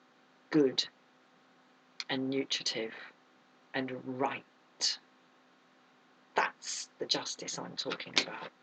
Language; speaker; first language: English; native; English